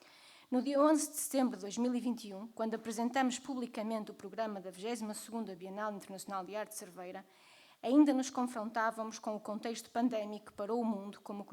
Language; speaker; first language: Portuguese; native; Portuguese